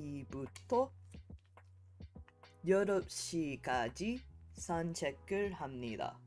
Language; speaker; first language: Korean; non-native, learner; English